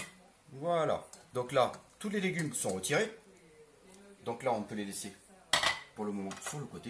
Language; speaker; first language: French; native; French